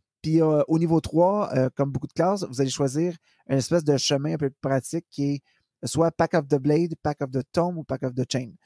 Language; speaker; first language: French; native; French